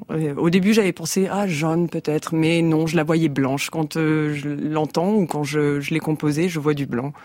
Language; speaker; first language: French; native; French